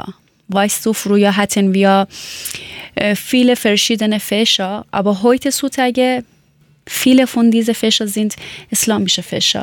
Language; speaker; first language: German; non-native, learner; Persian